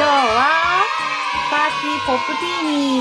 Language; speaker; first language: Japanese; native; Japanese